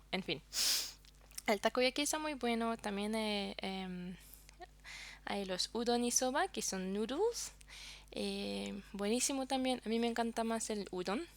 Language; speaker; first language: Spanish; non-native, fluent; French